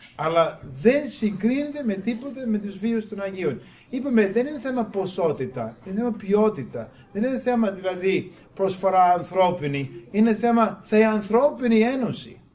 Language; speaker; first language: Greek; non-native, fluent; English